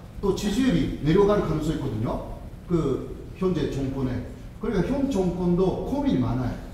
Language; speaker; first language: Korean; non-native, fluent; Japanese